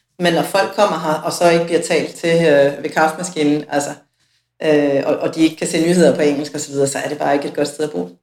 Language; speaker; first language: Danish; native; Danish